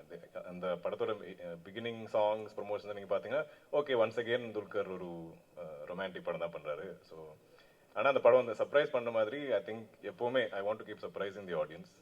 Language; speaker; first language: Tamil; non-native, local second language; Malayalam